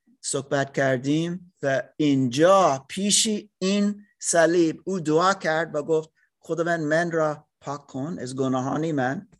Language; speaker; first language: Persian; non-native, learner; English